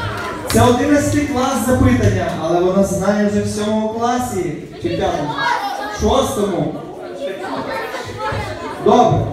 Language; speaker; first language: Ukrainian; native; Ukrainian